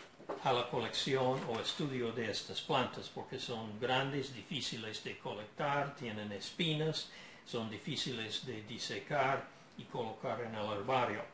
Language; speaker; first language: Spanish; non-native, fluent; English